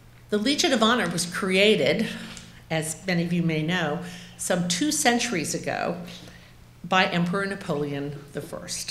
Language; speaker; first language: English; native; English